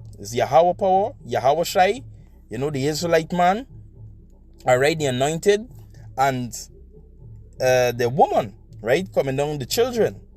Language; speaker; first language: English; native; English